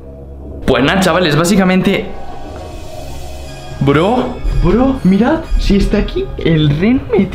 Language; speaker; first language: Spanish; native; Spanish